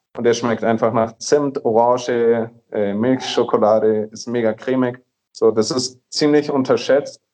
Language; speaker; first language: German; native; German